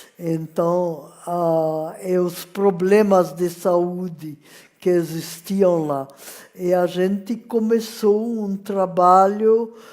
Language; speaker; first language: Portuguese; non-native, fluent; French